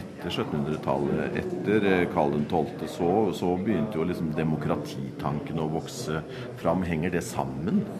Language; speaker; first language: Norwegian; native; Norwegian